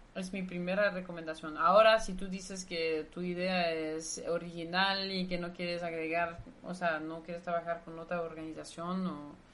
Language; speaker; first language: Spanish; non-native, fluent; Dutch